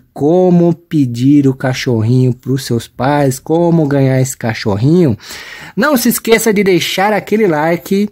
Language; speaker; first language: Portuguese; native; Portuguese